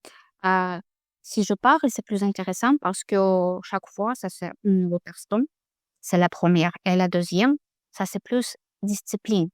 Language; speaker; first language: French; non-native, learner; Russian